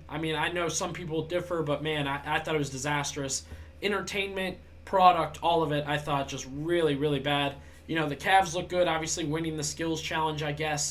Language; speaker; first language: English; native; English